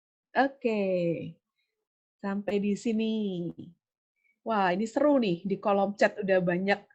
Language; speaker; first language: Indonesian; native; Indonesian